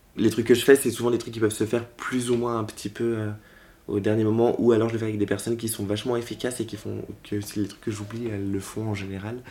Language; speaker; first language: French; native; French